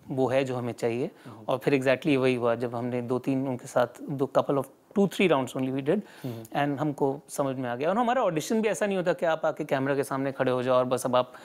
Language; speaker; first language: Hindi; native; Hindi